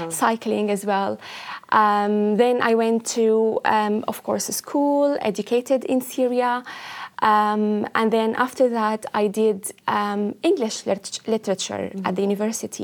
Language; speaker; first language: English; non-native, fluent; Arabic